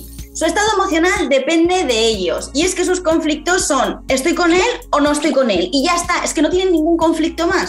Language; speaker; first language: Spanish; native; Spanish